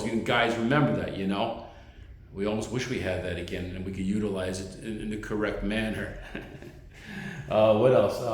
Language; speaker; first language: English; native; English